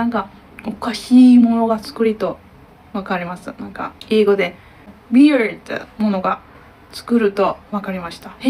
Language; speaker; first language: Japanese; non-native, learner; Turkish